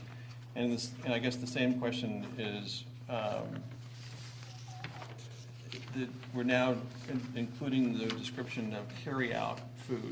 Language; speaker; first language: English; native; English